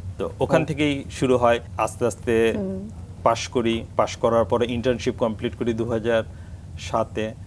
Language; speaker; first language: Bangla; early bilingual, heritage; Bangla